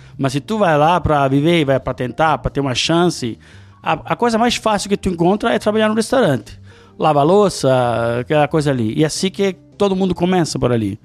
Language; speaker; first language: Portuguese; non-native, fluent; Italian